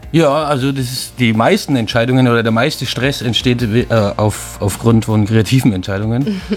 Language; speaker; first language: German; native; German